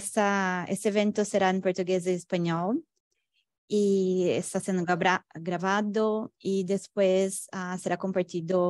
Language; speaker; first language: Spanish; non-native, fluent; Portuguese